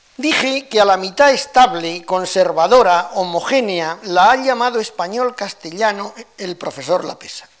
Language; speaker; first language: Spanish; native; Spanish